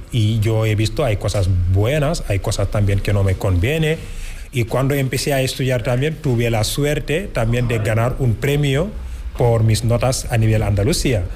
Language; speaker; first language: Spanish; non-native, fluent; Wolof